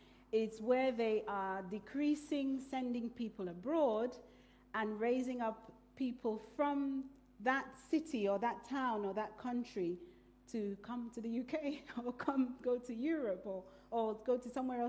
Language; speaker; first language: English; non-native, local second language; Yoruba